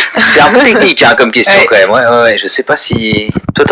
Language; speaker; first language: French; native; French